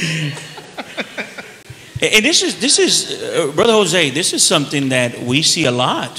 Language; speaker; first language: English; early bilingual, other home language; Spanish